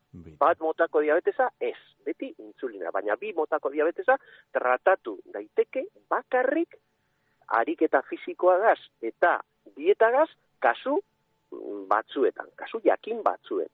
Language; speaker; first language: Basque; native; Basque